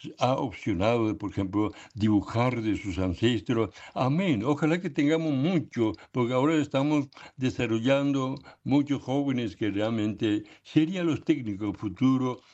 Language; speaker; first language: Spanish; non-native, local second language; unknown